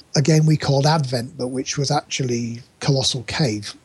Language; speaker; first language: English; native; English